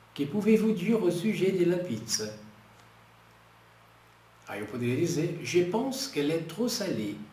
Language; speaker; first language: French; non-native, fluent; Portuguese